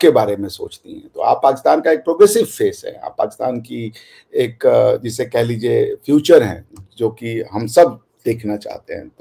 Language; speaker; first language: Hindi; native; Hindi